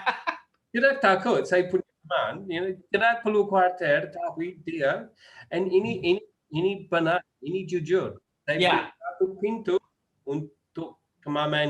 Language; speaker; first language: Indonesian; non-native, learner; English